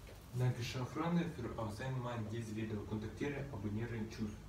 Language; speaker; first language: German; non-native, learner; Russian